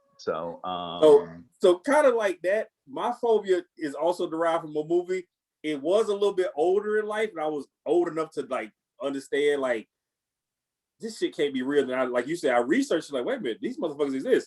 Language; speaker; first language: English; native; English